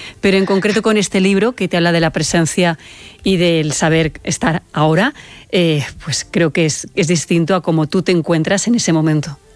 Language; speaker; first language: Spanish; native; Spanish